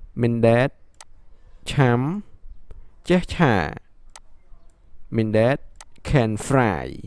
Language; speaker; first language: English; non-native, learner; Khmer